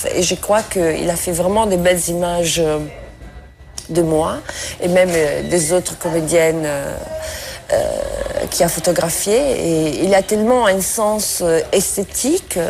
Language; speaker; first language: French; non-native, fluent; Italian